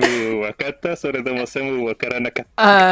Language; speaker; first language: Japanese; non-native, learner; English